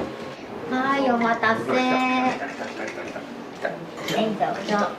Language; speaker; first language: Japanese; native; Japanese